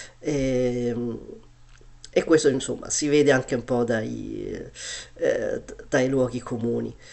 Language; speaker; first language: Italian; early bilingual, other home language; Chinese